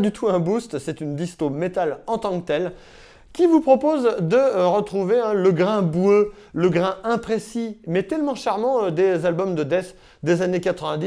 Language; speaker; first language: French; native; French